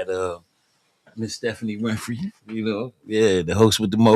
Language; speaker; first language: English; native; English